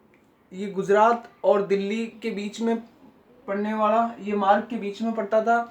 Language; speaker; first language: Hindi; native; Hindi